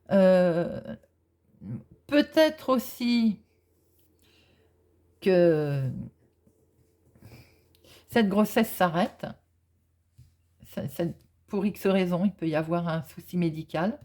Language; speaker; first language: French; native; French